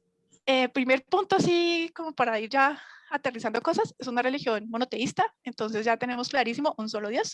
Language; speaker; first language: Spanish; native; Spanish